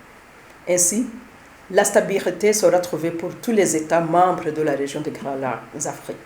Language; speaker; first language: French; non-native, local second language; Kinyarwanda